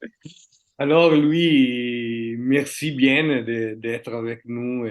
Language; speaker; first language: French; non-native, fluent; Italian